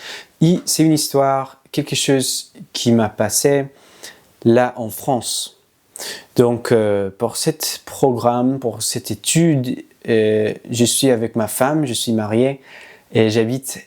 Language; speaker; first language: French; non-native, learner; English